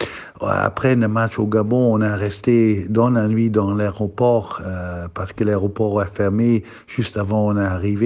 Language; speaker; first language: French; non-native, learner; Dutch